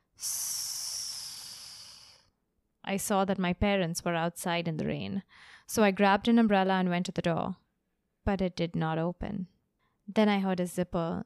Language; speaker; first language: English; non-native, local second language; Hindi